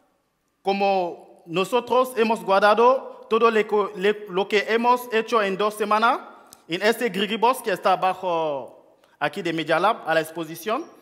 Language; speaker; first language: Spanish; non-native, fluent; French